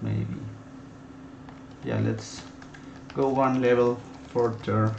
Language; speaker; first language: English; non-native, fluent; Spanish